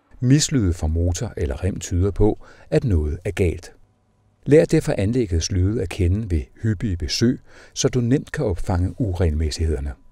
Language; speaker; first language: Danish; native; Danish